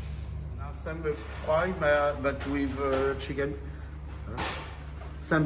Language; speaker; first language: English; non-native, learner; French